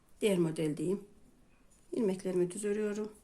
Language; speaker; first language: Turkish; native; Turkish